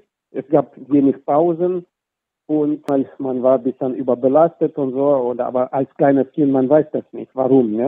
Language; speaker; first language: German; non-native, fluent; Russian